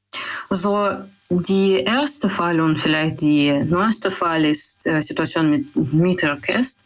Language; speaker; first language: German; non-native, learner; Russian